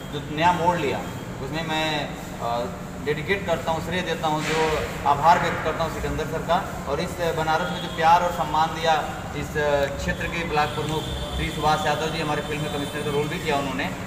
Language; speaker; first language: Hindi; native; Hindi